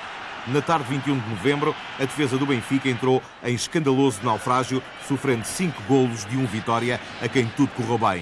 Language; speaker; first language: Portuguese; native; Portuguese